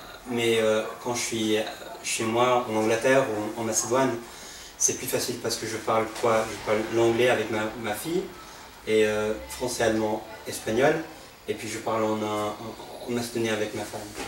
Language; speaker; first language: French; non-native, fluent; English